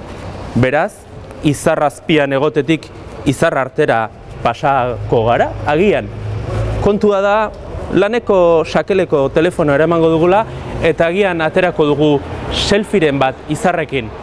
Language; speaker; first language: Basque; native; Basque